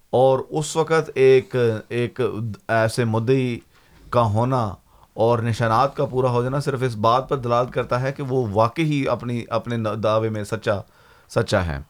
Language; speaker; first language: Urdu; native; Urdu